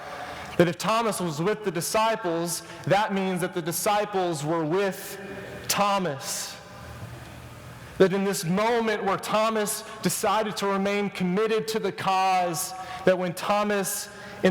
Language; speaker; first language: English; native; English